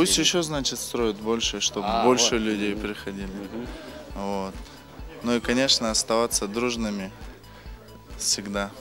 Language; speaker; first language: Russian; native; Russian